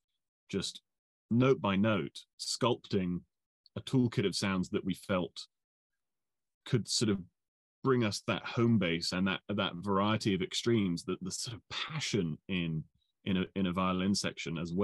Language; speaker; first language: English; native; English